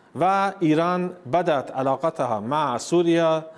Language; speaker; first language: Arabic; non-native, fluent; Persian